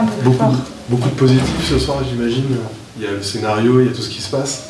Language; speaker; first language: French; native; French